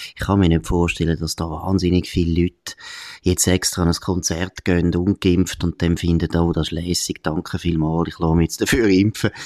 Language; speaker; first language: German; native; German